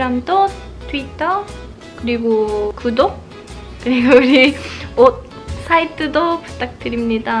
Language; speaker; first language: Korean; non-native, fluent; Japanese